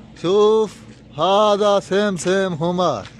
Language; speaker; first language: Arabic; non-native, learner; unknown